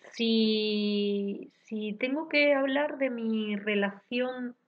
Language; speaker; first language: Spanish; native; Spanish